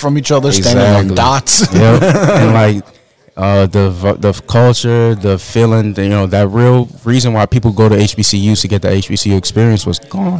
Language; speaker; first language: English; native; English